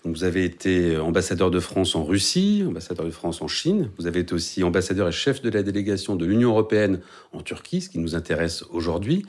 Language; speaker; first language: French; native; French